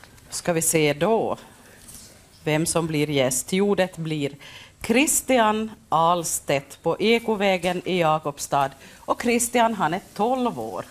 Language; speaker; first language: Swedish; native; Swedish